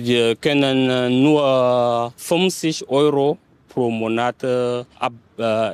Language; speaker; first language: German; non-native, learner; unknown